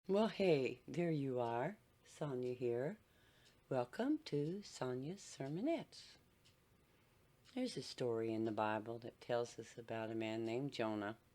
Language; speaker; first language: English; native; English